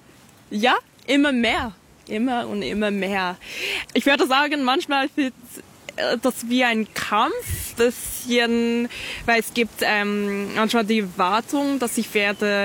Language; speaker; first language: German; non-native, fluent; English